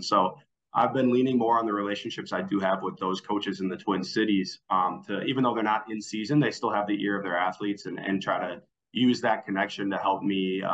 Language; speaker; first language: English; native; English